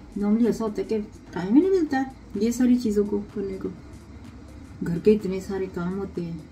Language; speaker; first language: Urdu; native; Urdu